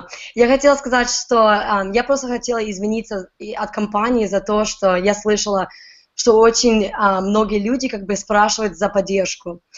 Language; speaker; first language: Russian; early bilingual, heritage; Russian